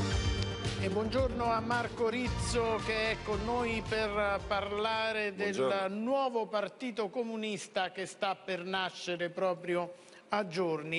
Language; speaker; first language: Italian; native; Italian